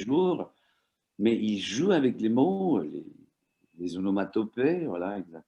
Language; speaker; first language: French; non-native, fluent; Turkish